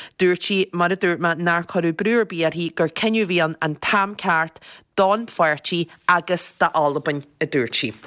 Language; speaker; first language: Irish; native; Irish